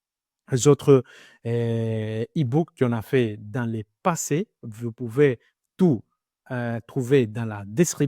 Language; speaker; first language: French; non-native, learner; Greek